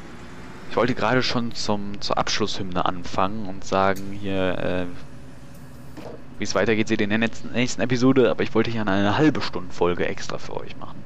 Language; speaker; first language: German; native; German